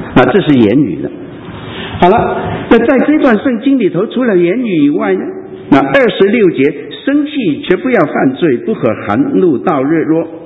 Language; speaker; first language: Chinese; non-native, local second language; Cantonese